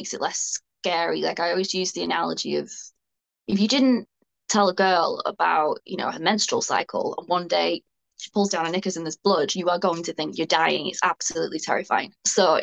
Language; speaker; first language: English; native; English